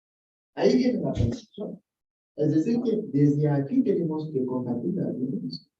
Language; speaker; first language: Spanish; non-native, fluent; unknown